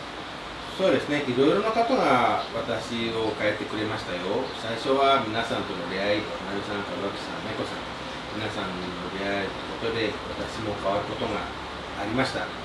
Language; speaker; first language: Japanese; non-native, fluent; Indonesian